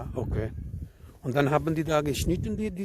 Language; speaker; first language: German; non-native, learner; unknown